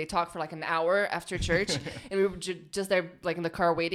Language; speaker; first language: English; non-native, fluent; Portuguese